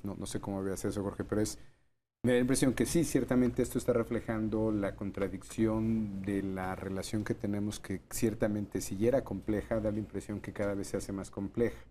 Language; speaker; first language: Spanish; native; Spanish